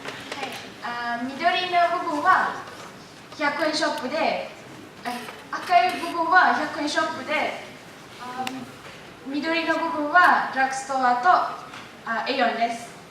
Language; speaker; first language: Japanese; non-native, learner; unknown